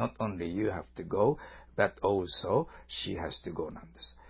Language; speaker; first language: English; non-native, fluent; Japanese